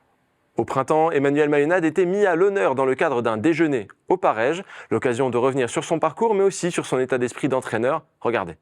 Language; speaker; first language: French; native; French